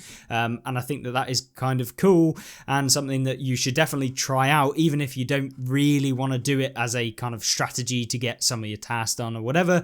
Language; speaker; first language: English; native; English